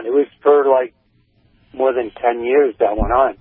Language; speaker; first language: English; native; English